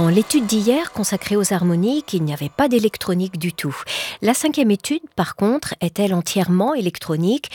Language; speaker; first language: French; native; French